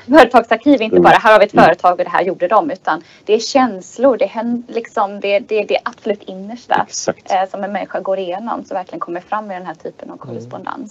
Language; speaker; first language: Swedish; native; Swedish